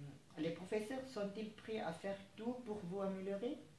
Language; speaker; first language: French; non-native, fluent; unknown